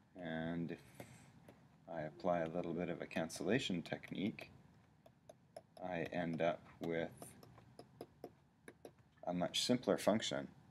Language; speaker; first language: English; native; English